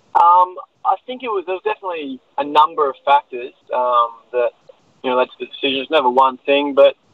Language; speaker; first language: English; native; English